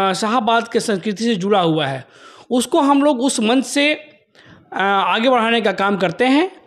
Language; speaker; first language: Hindi; native; Hindi